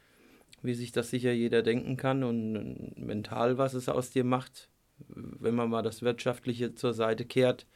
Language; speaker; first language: German; native; German